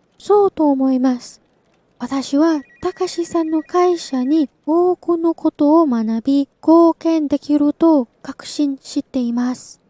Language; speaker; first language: Japanese; non-native, learner; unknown